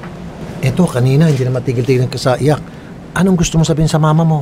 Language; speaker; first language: Filipino; native; Filipino